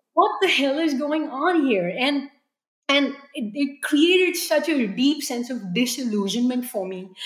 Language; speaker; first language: English; non-native, local second language; Hindi